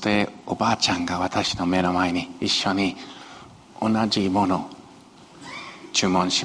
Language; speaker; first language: Japanese; non-native, fluent; Chinese